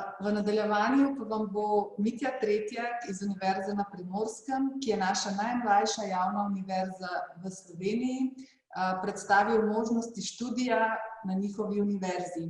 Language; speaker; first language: Slovenian; native; Slovenian